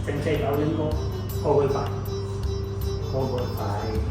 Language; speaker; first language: Vietnamese; non-native, learner; Hindi